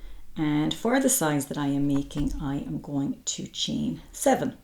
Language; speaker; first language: English; native; English